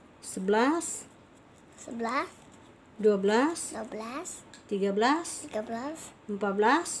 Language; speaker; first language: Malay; non-native, local second language; Chinese